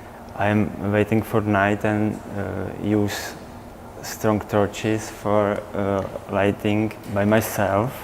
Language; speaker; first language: English; non-native, fluent; Czech